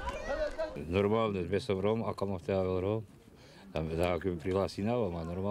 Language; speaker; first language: Slovak; non-native, local second language; Romany